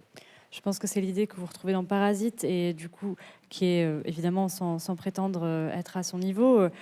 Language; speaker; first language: French; native; French